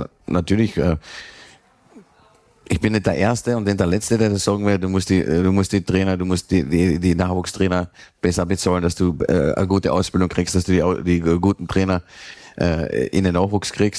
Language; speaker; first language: German; native; German